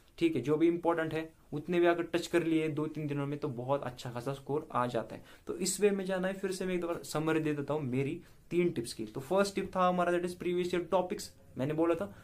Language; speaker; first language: Hindi; non-native, local second language; Marathi